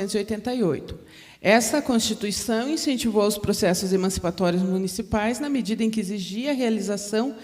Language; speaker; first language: Portuguese; native; Portuguese